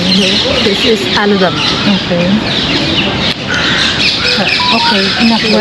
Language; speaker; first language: English; non-native, learner; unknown